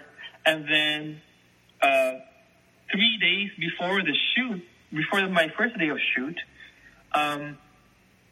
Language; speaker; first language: English; non-native, local second language; Filipino